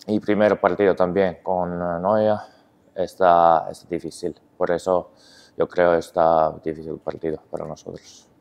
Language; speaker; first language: Spanish; non-native, learner; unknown